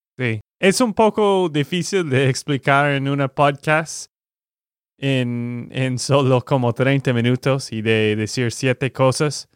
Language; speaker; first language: Spanish; non-native, learner; English